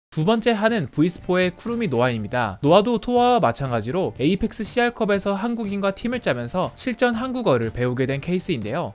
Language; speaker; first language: Korean; native; Korean